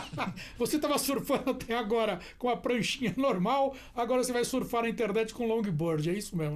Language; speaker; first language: Portuguese; native; Portuguese